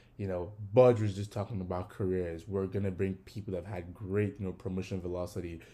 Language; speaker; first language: English; non-native, local second language; Yoruba